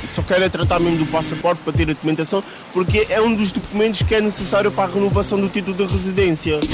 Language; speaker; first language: Portuguese; native; Portuguese